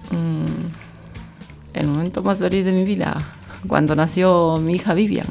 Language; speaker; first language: Spanish; native; Spanish